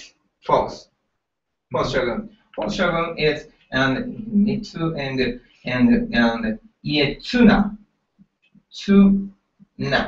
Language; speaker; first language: English; non-native, learner; Japanese